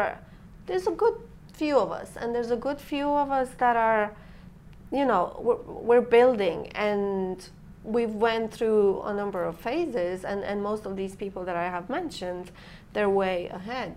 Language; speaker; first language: English; non-native, fluent; Romanian